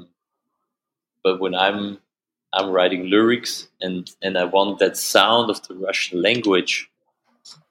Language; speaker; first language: English; non-native, fluent; German